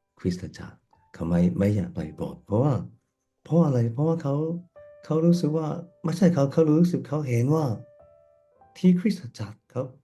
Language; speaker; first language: Thai; non-native, fluent; Cantonese